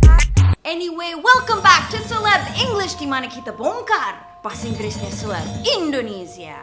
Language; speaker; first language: Indonesian; non-native, fluent; English